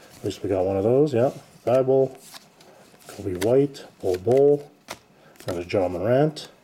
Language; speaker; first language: English; native; English